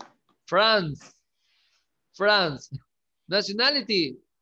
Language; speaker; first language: English; non-native, learner; Spanish